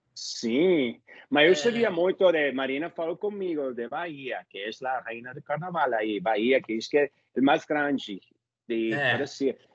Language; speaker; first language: Portuguese; non-native, learner; Spanish